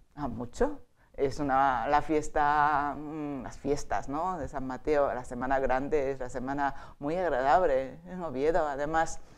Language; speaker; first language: Spanish; non-native, fluent; Japanese